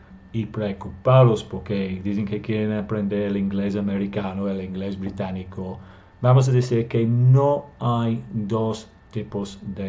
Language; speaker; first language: Spanish; non-native, fluent; English